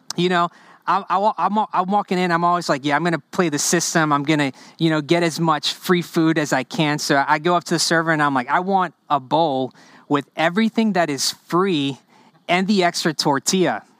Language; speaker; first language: English; early bilingual, other home language; Spanish